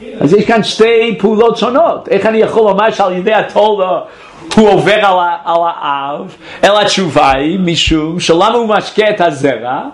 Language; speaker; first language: Hebrew; non-native, fluent; English